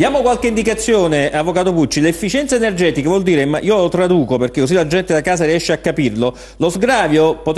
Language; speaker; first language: Italian; native; Italian